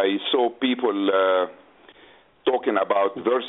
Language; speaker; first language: English; non-native, fluent; Arabic